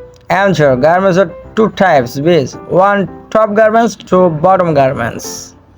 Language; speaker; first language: English; non-native, local second language; Bangla